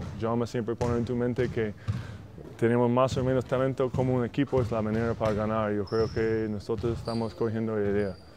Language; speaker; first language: Spanish; non-native, fluent; English